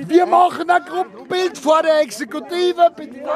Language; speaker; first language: German; native; German